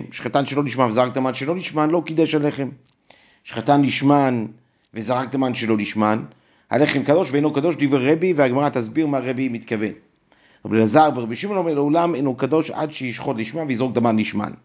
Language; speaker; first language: Hebrew; native; Hebrew